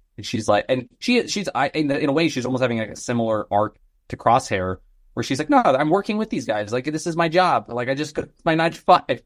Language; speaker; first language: English; native; English